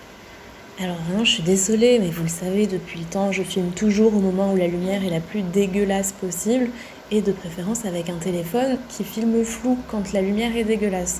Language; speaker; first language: French; native; French